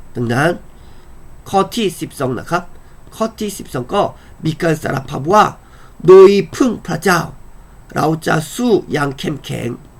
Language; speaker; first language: Thai; non-native, fluent; Korean